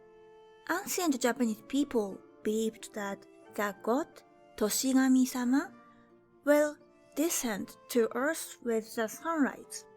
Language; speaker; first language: English; non-native, fluent; Japanese